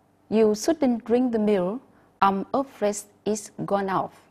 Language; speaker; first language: English; non-native, fluent; Vietnamese